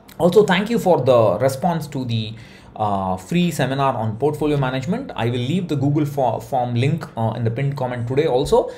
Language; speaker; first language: English; non-native, local second language; Tamil